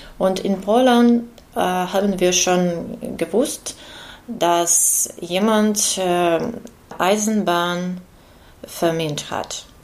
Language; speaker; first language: German; non-native, learner; Ukrainian